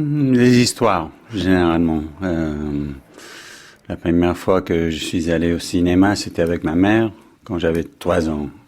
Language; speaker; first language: French; non-native, fluent; English